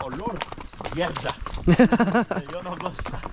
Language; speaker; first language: Spanish; non-native, learner; English